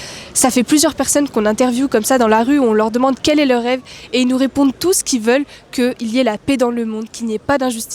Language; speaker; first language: French; native; French